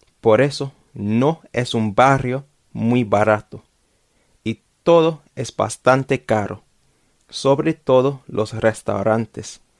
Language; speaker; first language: Spanish; non-native, fluent; English